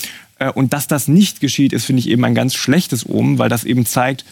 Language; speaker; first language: German; native; German